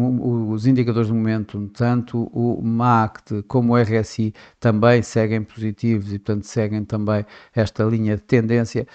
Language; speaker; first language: Portuguese; native; Portuguese